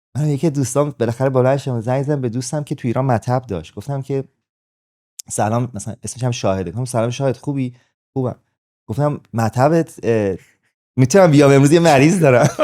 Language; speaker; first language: Persian; native; Persian